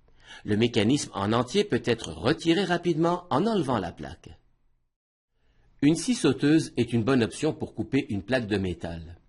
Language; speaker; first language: French; native; French